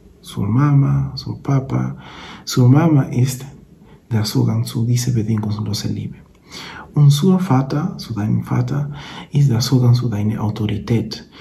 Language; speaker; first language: German; non-native, fluent; Spanish